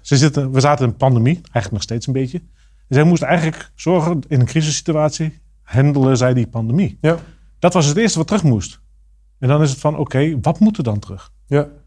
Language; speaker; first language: Dutch; native; Dutch